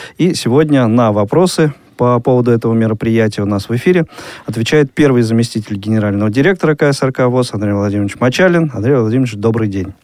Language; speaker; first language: Russian; native; Russian